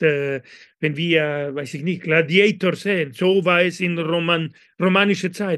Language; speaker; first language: German; non-native, fluent; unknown